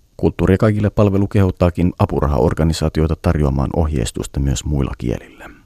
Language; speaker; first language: Finnish; native; Finnish